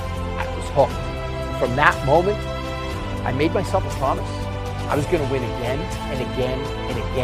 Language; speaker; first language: English; native; English